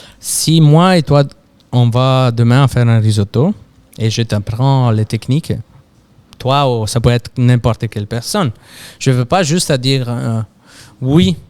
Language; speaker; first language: French; non-native, fluent; Italian